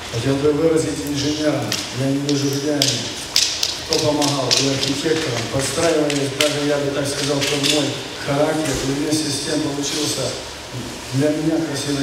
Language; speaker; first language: Russian; native; Russian